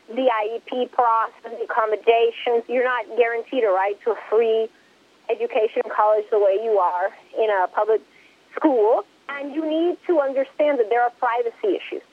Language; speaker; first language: English; early bilingual, other home language; Spanish